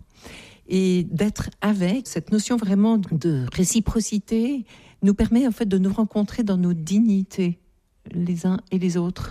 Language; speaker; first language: French; native; French